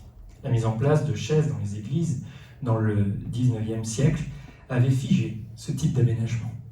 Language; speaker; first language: French; native; French